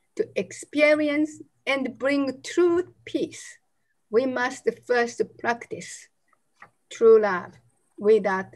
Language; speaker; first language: English; non-native, fluent; Japanese